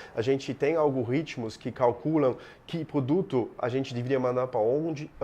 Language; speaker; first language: Portuguese; non-native, fluent; German